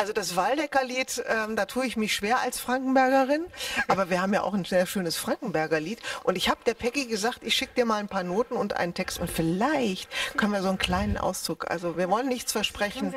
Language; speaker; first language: German; native; German